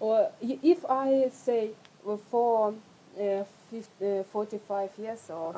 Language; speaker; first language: English; non-native, learner; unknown